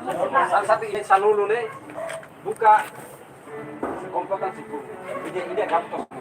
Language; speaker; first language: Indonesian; non-native, local second language; Tetum